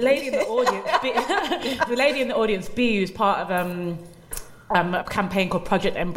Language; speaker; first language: English; native; English